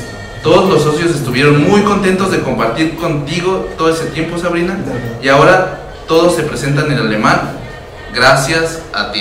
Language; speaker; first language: Spanish; native; Spanish